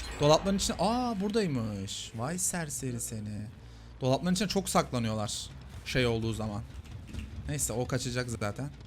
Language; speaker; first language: Turkish; native; Turkish